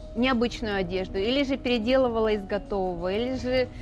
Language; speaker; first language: Russian; native; Russian